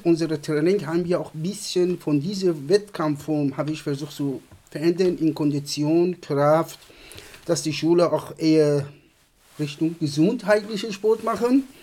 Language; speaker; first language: German; non-native, fluent; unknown